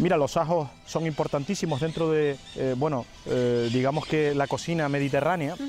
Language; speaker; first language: Spanish; native; Spanish